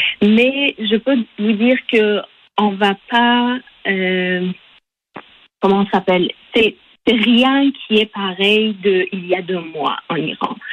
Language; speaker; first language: French; non-native, local second language; Persian